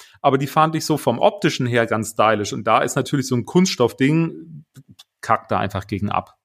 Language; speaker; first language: German; native; German